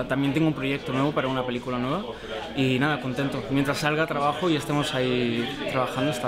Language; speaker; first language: Spanish; native; Spanish